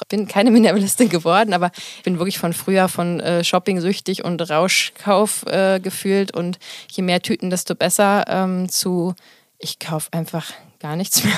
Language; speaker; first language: German; native; German